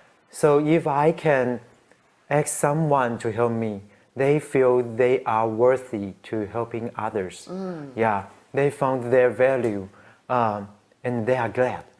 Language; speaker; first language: English; non-native, learner; Chinese